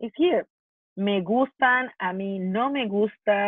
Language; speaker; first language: Spanish; non-native, fluent; English